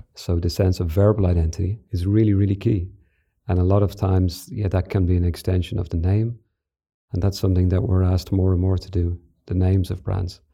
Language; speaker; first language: English; native; English